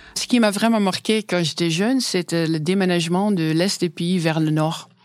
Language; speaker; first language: French; non-native, fluent; Dutch